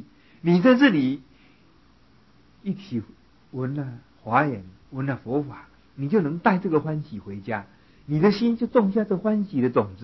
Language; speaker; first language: Chinese; native; Chinese